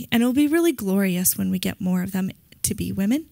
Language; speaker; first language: English; native; English